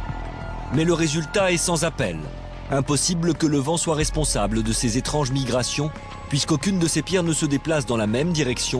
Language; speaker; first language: French; native; French